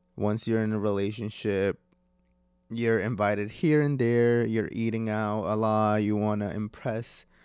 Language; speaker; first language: English; non-native, fluent; Spanish